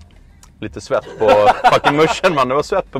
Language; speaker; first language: Swedish; native; Swedish